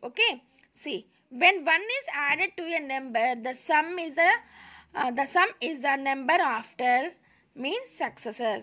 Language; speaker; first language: English; non-native, local second language; Telugu